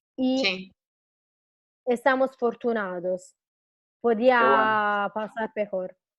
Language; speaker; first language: Spanish; non-native, fluent; Italian